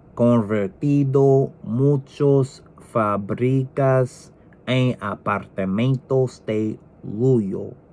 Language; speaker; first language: Spanish; non-native, learner; English